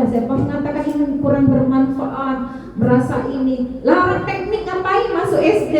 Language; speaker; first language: Indonesian; native; Indonesian